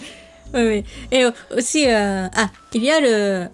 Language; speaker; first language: French; non-native, learner; Japanese